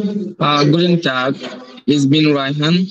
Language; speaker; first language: German; non-native, learner; Bangla